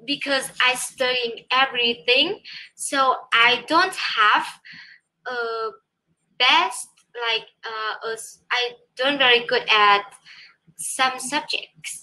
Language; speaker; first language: English; non-native, learner; Vietnamese